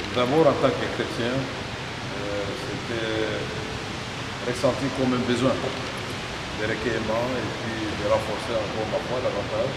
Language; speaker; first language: French; non-native, local second language; Swahili